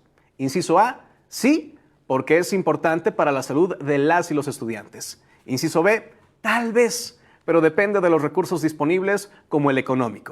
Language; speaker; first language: Spanish; native; Spanish